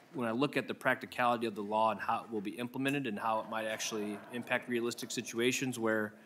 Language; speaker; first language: English; native; English